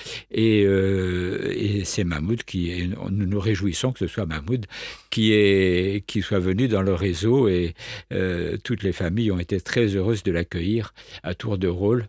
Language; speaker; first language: French; native; French